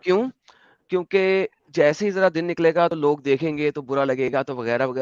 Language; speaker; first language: Hindi; native; Hindi